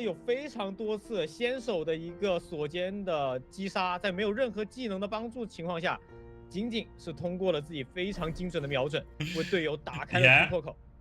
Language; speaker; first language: Chinese; native; Chinese